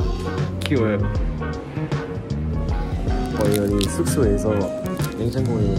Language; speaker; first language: Korean; non-native, fluent; Thai